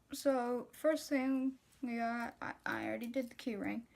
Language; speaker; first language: English; native; English